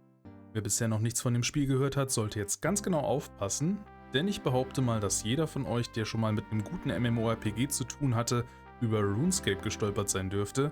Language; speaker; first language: German; native; German